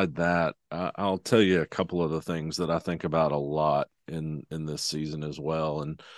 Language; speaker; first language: English; native; English